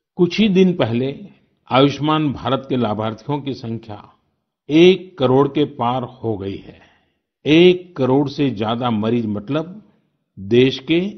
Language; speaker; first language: Hindi; non-native, local second language; Gujarati